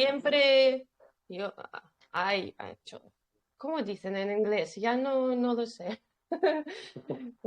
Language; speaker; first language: Spanish; non-native, fluent; Russian